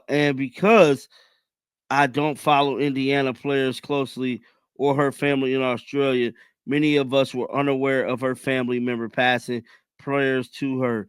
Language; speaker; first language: English; native; English